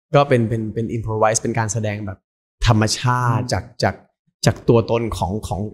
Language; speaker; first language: Thai; native; Thai